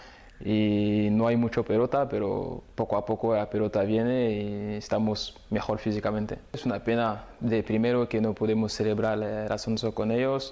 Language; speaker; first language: Spanish; non-native, fluent; French